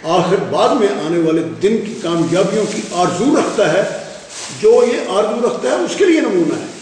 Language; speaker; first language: Urdu; non-native, local second language; Punjabi